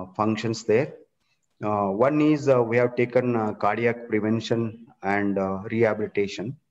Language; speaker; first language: English; non-native, local second language; Kannada